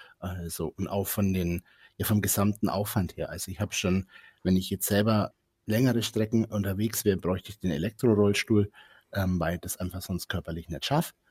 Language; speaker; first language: German; native; German